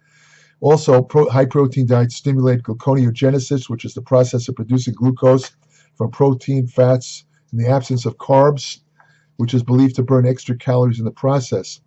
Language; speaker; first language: English; native; English